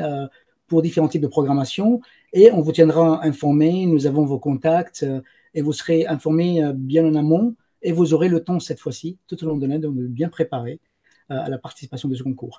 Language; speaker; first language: French; native; French